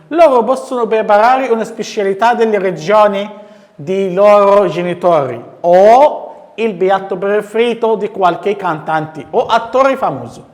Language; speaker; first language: Italian; non-native, fluent; Arabic